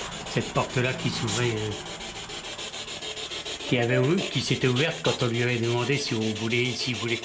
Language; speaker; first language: French; native; French